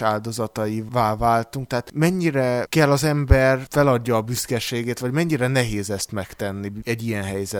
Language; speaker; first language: Hungarian; native; Hungarian